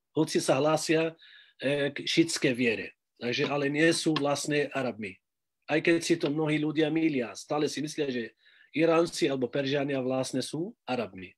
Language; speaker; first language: Slovak; non-native, fluent; Arabic